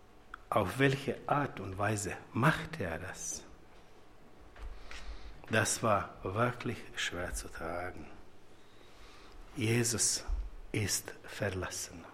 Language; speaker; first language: German; non-native, fluent; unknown